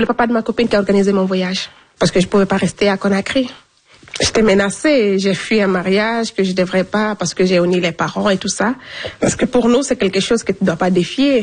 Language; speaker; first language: French; non-native, local second language; Fula